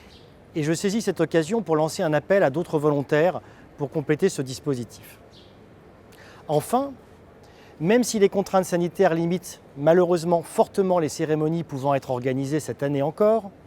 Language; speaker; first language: French; native; French